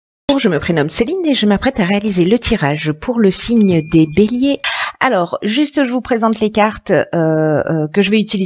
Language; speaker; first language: French; native; French